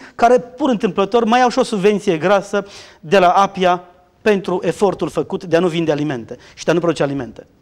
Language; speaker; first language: Romanian; native; Romanian